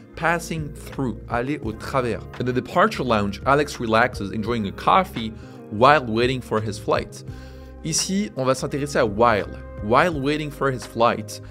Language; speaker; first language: English; non-native, fluent; French